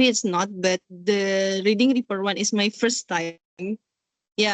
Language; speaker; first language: English; non-native, learner; Indonesian